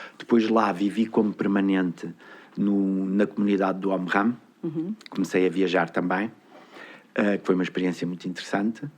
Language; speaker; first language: Portuguese; native; Portuguese